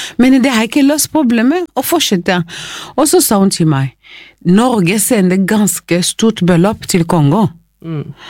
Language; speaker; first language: Norwegian; non-native, fluent; Swahili